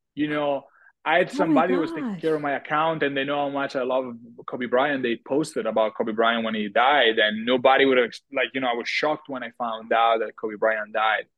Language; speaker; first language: English; non-native, fluent; Italian